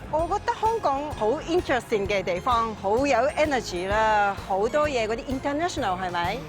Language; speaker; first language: Cantonese; non-native, fluent; Japanese